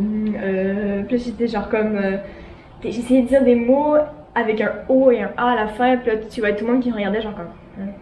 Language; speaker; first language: French; native; French